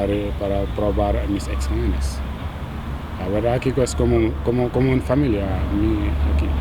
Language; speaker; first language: Spanish; non-native, learner; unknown